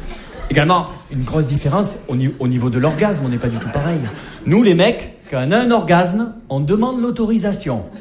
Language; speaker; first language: French; native; French